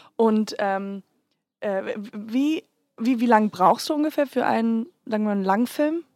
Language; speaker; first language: German; native; German